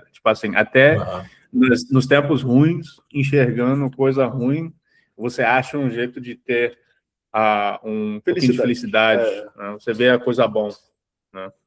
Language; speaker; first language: Portuguese; early bilingual, heritage; English